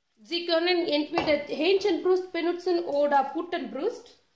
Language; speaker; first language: German; non-native, learner; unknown